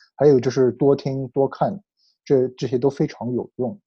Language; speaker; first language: Chinese; early bilingual, heritage; Chinese